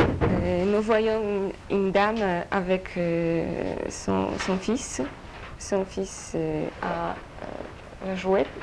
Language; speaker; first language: French; non-native, fluent; Polish